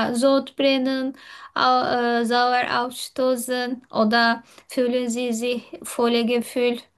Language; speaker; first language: German; non-native, learner; Turkish